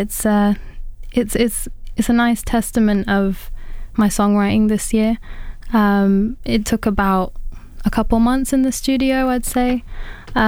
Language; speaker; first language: English; native; English